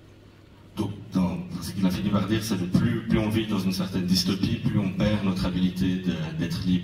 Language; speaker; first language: French; native; French